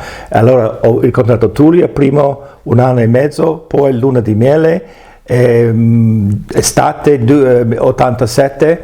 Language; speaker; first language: Italian; non-native, fluent; English